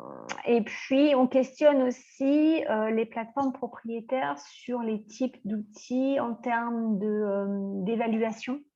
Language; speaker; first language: French; native; French